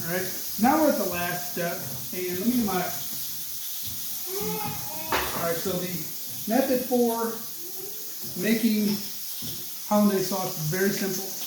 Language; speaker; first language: English; native; English